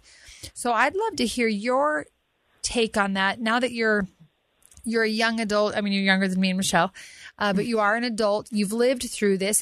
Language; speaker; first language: English; native; English